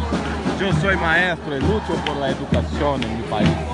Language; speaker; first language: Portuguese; non-native, learner; Spanish